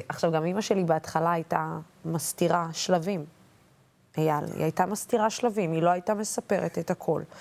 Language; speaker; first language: Hebrew; non-native, local second language; Arabic